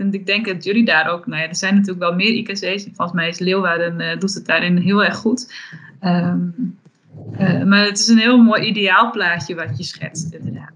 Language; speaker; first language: Dutch; native; Dutch